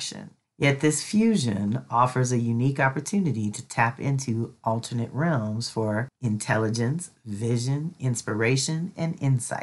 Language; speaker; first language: English; native; English